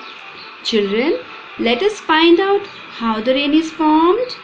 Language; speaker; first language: English; non-native, local second language; Hindi